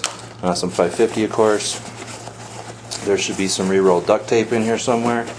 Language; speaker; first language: English; native; English